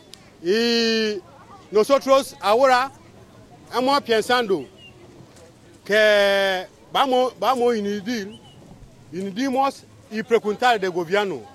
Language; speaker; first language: Spanish; non-native, learner; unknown